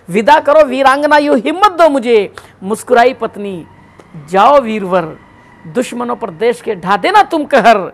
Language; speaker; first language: Hindi; native; Hindi